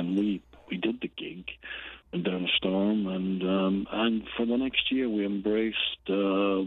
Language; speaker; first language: English; native; English